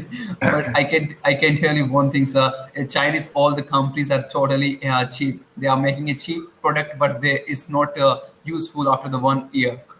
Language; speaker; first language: English; non-native, learner; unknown